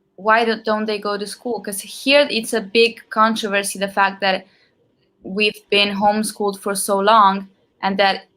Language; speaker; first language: English; non-native, fluent; Italian